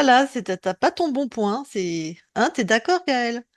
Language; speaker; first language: French; native; French